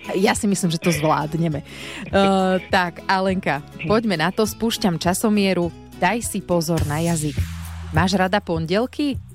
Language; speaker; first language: Slovak; native; Slovak